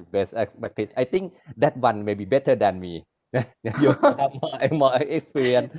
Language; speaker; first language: English; non-native, learner; Thai